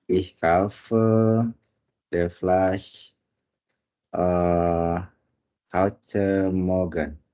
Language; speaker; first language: German; non-native, learner; Indonesian